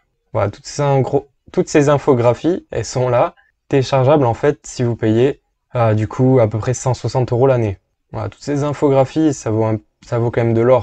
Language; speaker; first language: French; native; French